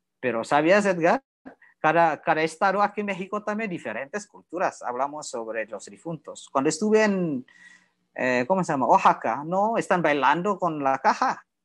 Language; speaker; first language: Spanish; non-native, learner; Indonesian